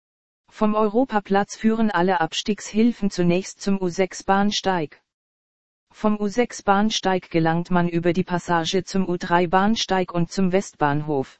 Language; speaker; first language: German; native; German